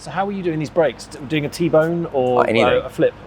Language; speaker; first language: English; native; English